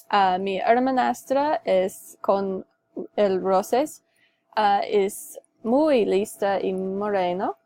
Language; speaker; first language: Spanish; non-native, learner; English